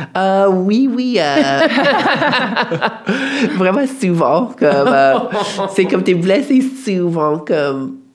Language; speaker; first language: French; non-native, fluent; English